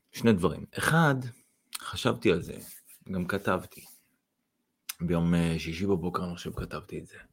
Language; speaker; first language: Hebrew; non-native, fluent; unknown